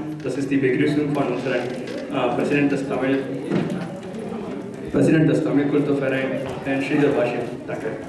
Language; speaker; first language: German; non-native, learner; Tamil